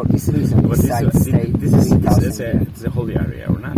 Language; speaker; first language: English; non-native, learner; Turkish